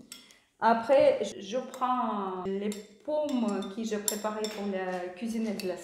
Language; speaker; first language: French; non-native, learner; Russian